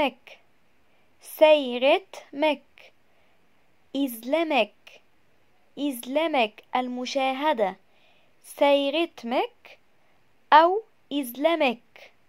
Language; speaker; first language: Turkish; non-native, fluent; Arabic